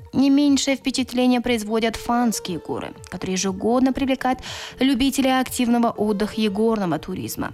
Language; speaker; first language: Russian; non-native, local second language; Tajik